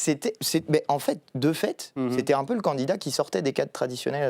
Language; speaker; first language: French; native; French